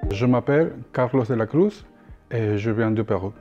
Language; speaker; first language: French; non-native, learner; Spanish